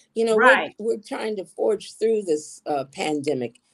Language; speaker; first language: English; native; English